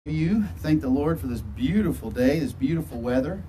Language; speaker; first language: English; native; English